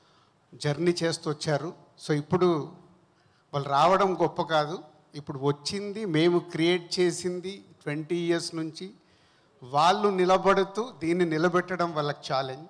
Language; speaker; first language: Telugu; native; Telugu